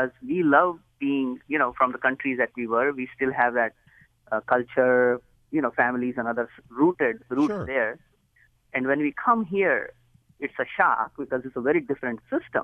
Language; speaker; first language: English; non-native, local second language; Hindi